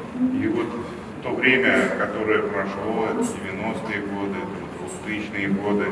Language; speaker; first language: Russian; native; Russian